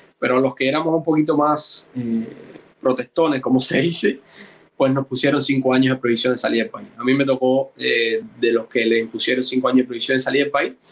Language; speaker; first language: Spanish; native; Spanish